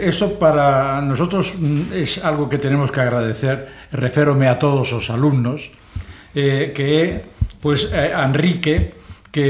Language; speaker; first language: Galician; non-native, local second language; Spanish